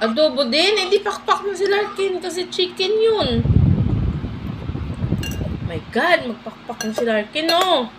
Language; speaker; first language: Filipino; non-native, local second language; Hiligaynon